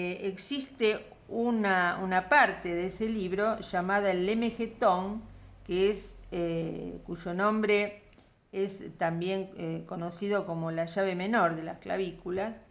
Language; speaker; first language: Spanish; native; Spanish